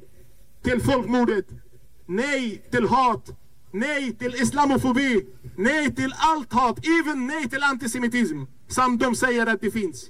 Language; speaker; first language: Swedish; non-native, fluent; Arabic